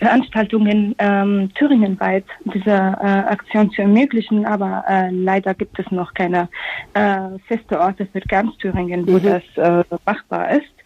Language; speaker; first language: German; non-native, fluent; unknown